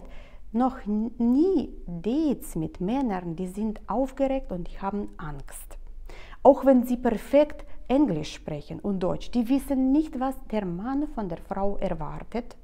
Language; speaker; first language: German; non-native, fluent; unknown